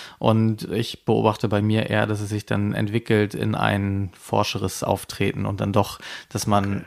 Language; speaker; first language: German; native; German